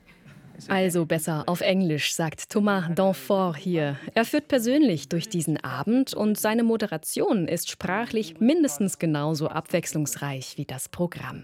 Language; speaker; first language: German; native; German